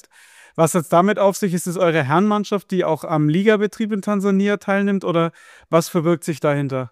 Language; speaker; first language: German; native; German